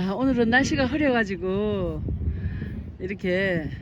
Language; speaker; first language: Korean; native; Korean